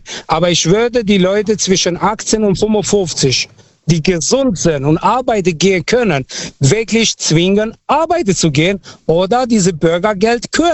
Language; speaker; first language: German; non-native, fluent; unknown